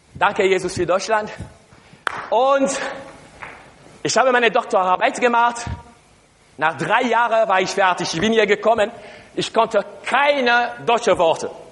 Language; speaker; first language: German; non-native, learner; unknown